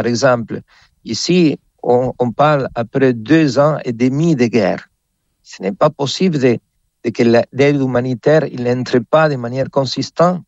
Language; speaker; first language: French; non-native, fluent; Spanish